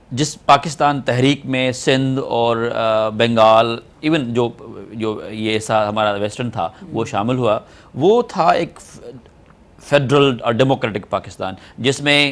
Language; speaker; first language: Urdu; non-native, local second language; Sindhi